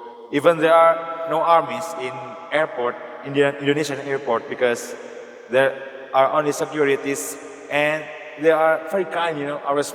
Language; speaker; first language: English; non-native, learner; Indonesian